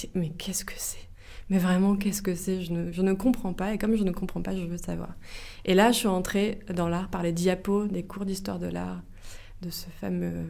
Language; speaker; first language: French; native; French